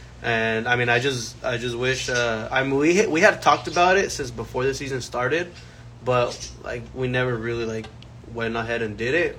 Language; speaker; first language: English; early bilingual, other home language; Spanish